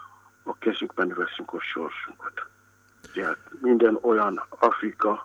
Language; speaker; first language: Hungarian; non-native, fluent; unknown